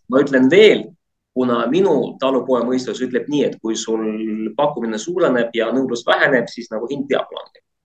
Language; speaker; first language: Estonian; non-native, local second language; Russian